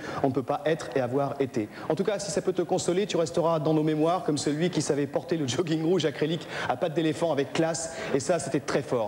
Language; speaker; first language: French; native; French